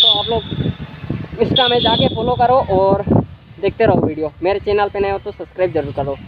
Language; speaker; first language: Hindi; non-native, local second language; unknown